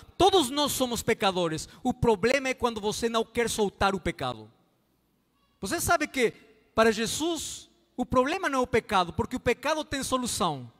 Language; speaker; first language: Portuguese; non-native, fluent; Spanish